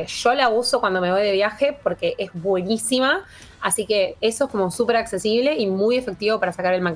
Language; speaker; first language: Spanish; native; Spanish